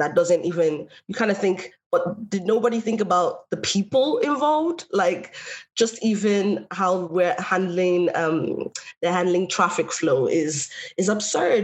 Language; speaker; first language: English; native; English